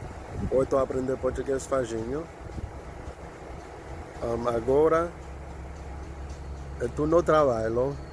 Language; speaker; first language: Portuguese; non-native, learner; Haitian Creole